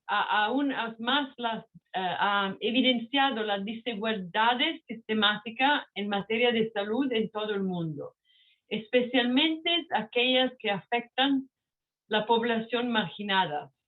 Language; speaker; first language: Spanish; non-native, fluent; Italian